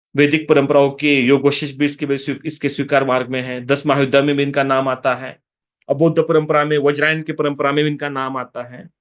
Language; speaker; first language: Hindi; non-native, local second language; Marathi